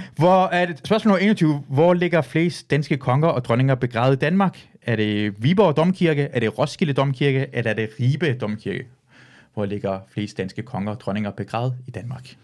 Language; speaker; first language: Danish; early bilingual, other home language; Persian